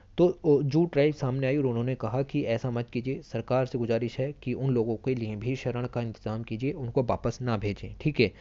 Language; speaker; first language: Hindi; native; Hindi